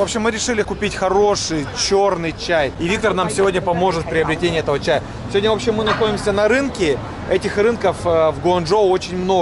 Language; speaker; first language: Russian; native; Russian